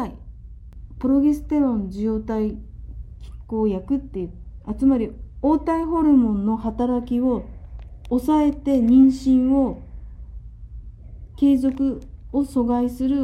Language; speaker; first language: Japanese; native; Japanese